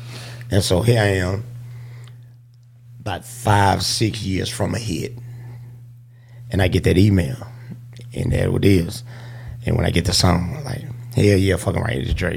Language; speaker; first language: English; native; English